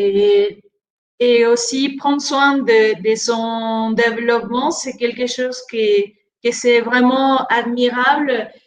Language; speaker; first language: French; non-native, fluent; Spanish